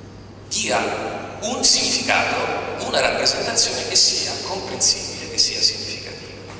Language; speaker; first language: Italian; native; Italian